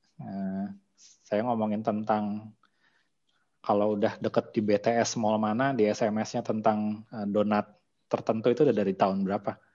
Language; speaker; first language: Indonesian; native; Indonesian